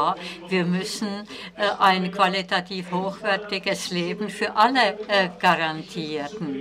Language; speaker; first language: German; non-native, fluent; Czech